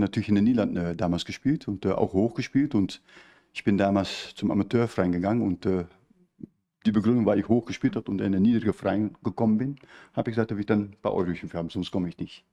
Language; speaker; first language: German; native; German